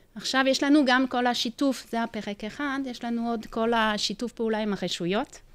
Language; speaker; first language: Hebrew; non-native, fluent; French